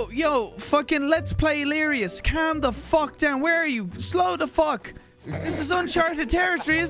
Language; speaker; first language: English; native; English